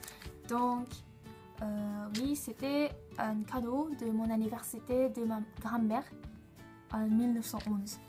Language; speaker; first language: French; non-native, learner; Japanese